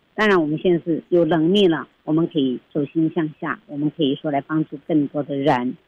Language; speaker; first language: Chinese; native; Chinese